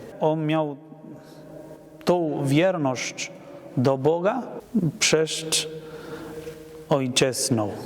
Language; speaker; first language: Polish; non-native, learner; Spanish